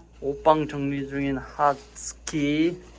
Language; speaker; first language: Korean; native; Korean